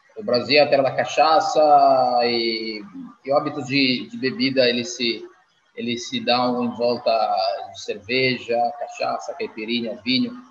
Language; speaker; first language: Portuguese; non-native, fluent; Italian